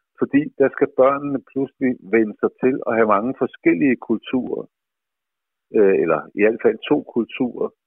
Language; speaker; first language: Danish; native; Danish